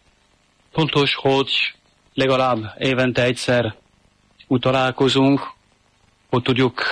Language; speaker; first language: Hungarian; non-native, fluent; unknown